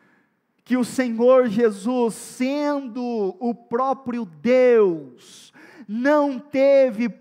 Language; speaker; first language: Portuguese; native; Portuguese